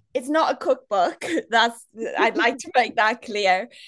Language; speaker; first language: English; non-native, local second language; Afrikaans